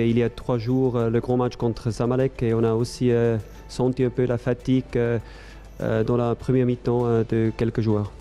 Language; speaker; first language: French; non-native, fluent; German